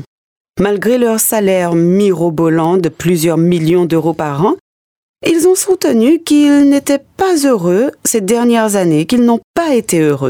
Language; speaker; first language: French; native; French